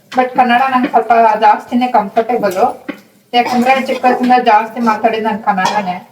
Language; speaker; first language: Kannada; non-native, local second language; Hindi